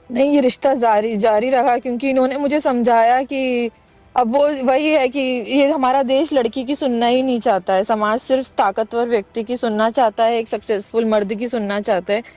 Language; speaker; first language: Hindi; native; Hindi